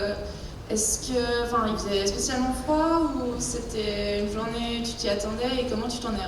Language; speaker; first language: French; native; French